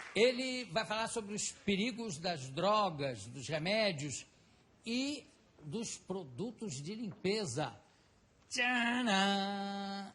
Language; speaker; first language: Portuguese; native; Portuguese